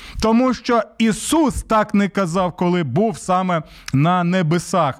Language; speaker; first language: Ukrainian; native; Ukrainian